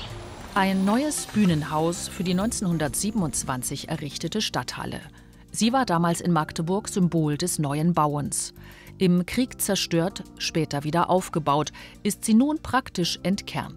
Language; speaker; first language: German; native; German